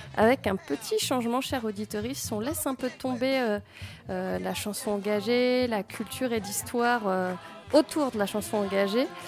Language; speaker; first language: French; native; French